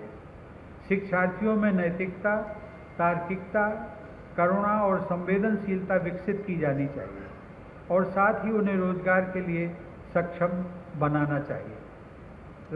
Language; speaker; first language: Hindi; native; Hindi